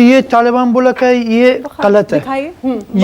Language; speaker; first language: Hindi; non-native, learner; Persian